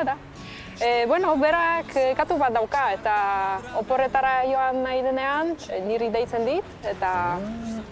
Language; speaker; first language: Basque; non-native, fluent; Polish